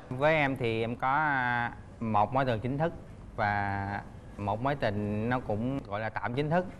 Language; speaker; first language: Vietnamese; native; Vietnamese